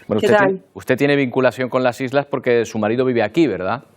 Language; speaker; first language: Spanish; native; Spanish